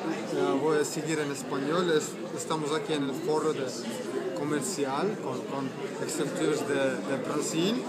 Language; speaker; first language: Spanish; non-native, learner; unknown